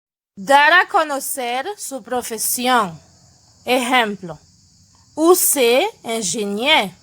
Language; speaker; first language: Spanish; non-native, fluent; Haitian Creole